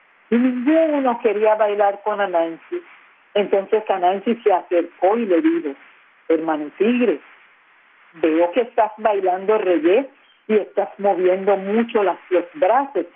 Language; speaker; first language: Spanish; non-native, local second language; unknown